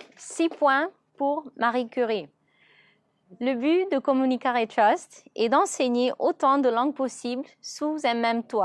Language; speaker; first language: French; non-native, fluent; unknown